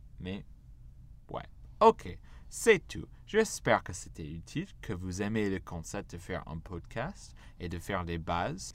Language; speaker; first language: French; non-native, fluent; English